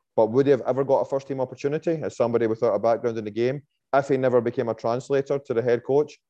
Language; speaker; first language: English; native; English